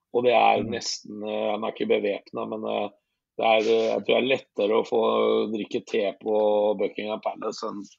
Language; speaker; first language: Norwegian; native; Norwegian